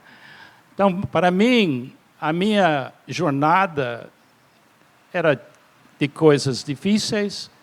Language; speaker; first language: Portuguese; non-native, fluent; English